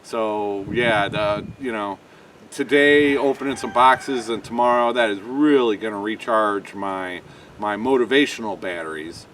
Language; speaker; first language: English; native; English